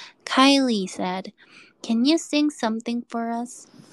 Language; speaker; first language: English; non-native, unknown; Korean